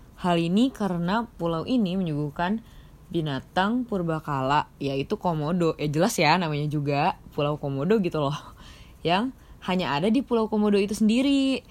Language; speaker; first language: Indonesian; native; Indonesian